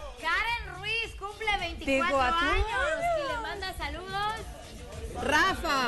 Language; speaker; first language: Spanish; native; Spanish